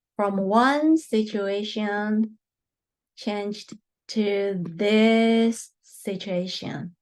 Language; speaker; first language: English; non-native, fluent; Chinese